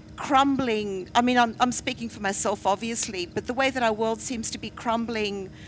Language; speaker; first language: English; native; English